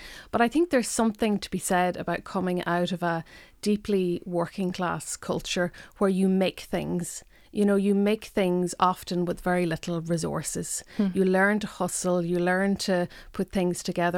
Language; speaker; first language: English; non-native, local second language; Irish